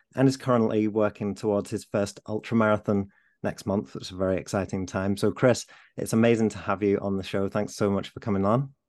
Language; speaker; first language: English; native; English